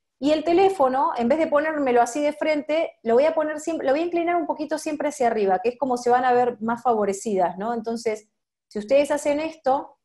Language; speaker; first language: Spanish; native; Spanish